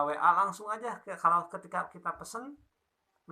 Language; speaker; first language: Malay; non-native, local second language; Sundanese